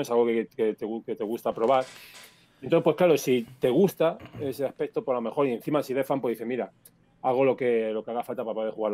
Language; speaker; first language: Spanish; native; Spanish